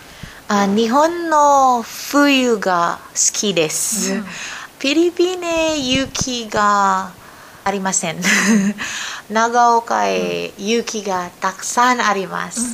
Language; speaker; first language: Japanese; non-native, learner; Filipino